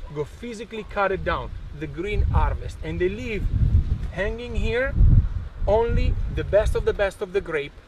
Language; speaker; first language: English; non-native, fluent; Italian